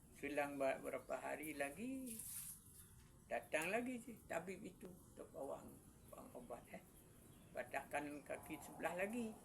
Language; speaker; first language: Malay; non-native, local second language; Achinese